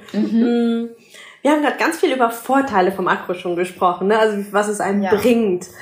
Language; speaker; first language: German; native; German